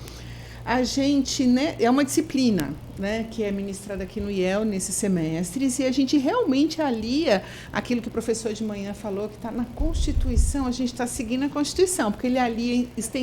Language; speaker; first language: Portuguese; native; Portuguese